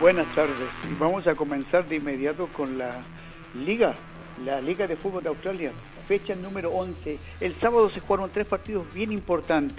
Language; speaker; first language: Spanish; native; Spanish